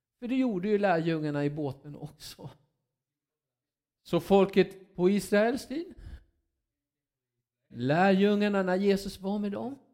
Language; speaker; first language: Swedish; non-native, fluent; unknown